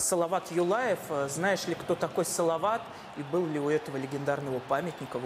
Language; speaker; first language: Russian; native; Russian